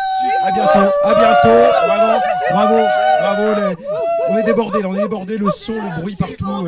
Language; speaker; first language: French; native; French